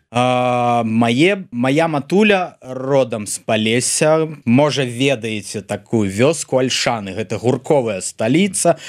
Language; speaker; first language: Belarusian; non-native, local second language; Russian